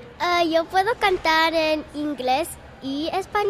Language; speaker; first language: Spanish; non-native, learner; English